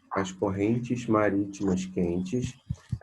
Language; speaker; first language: Portuguese; native; Portuguese